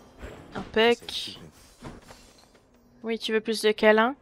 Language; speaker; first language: French; native; French